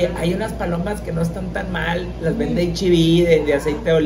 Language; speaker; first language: Spanish; native; Spanish